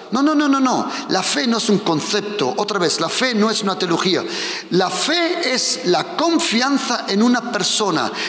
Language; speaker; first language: Spanish; non-native, fluent; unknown